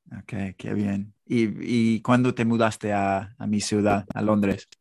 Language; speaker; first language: Spanish; non-native, fluent; English